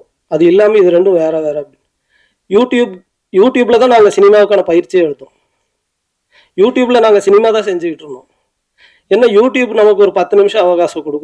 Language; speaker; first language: Tamil; native; Tamil